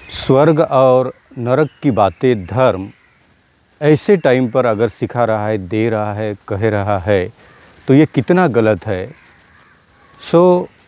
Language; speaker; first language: Hindi; non-native, local second language; Marathi